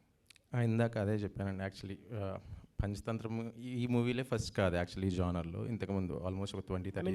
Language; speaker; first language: Telugu; native; Telugu